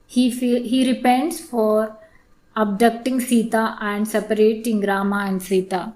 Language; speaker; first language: English; non-native, local second language; Kannada